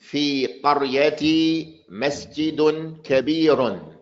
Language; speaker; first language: Arabic; non-native, fluent; English